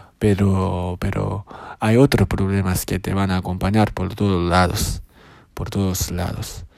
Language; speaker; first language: Spanish; non-native, fluent; Japanese